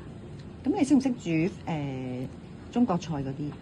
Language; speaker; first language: Cantonese; native; Cantonese